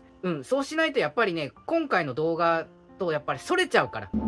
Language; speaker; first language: Japanese; native; Japanese